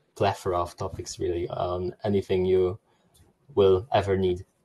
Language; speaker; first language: English; non-native, fluent; Polish